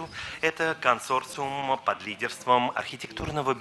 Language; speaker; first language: Russian; native; Russian